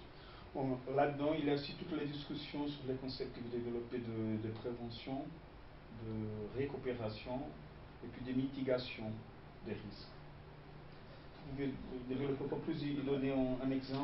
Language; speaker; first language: French; non-native, fluent; Portuguese